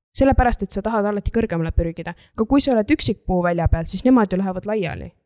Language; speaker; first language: Estonian; native; Estonian